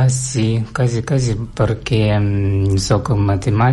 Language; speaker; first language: Catalan; non-native, learner; Russian